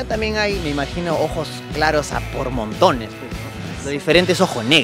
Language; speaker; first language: Spanish; native; Spanish